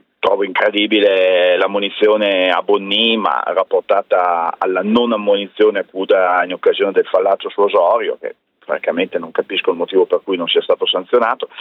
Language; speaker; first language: Italian; native; Italian